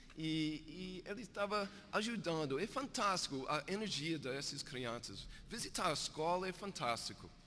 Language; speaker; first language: Portuguese; non-native, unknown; English